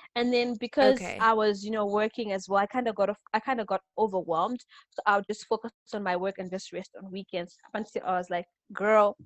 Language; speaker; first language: English; non-native, local second language; Shona